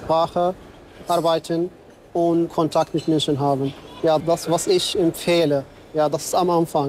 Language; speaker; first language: German; non-native, learner; Arabic